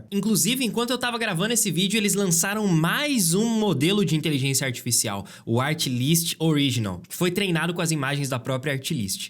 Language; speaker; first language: Portuguese; native; Portuguese